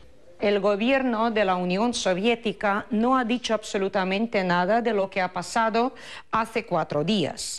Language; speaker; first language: Spanish; non-native, fluent; Russian